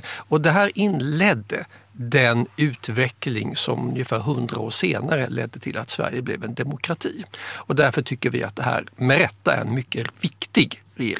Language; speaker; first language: Swedish; native; Swedish